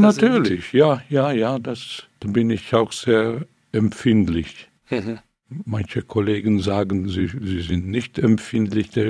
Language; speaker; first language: German; non-native, fluent; Hungarian